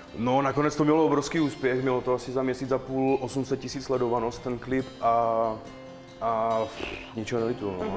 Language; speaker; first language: Czech; native; Czech